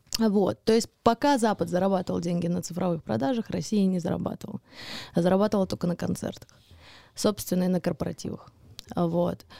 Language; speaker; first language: Russian; early bilingual, heritage; Russian